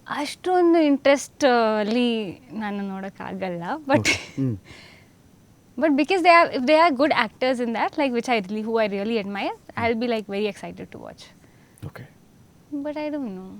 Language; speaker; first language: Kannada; non-native, fluent; Hindi